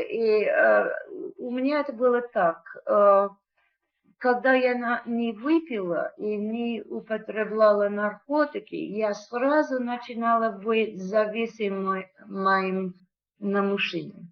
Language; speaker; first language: Russian; non-native, learner; English